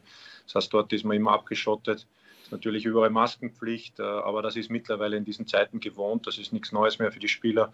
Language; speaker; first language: German; native; German